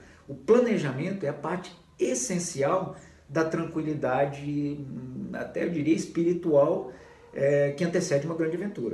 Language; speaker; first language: Portuguese; native; Portuguese